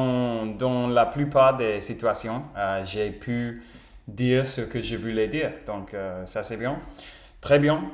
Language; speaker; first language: French; non-native, learner; English